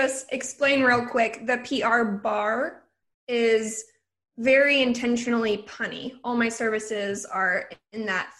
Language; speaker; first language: English; native; English